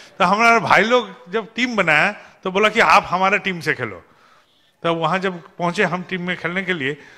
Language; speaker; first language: Hindi; non-native, local second language; Bangla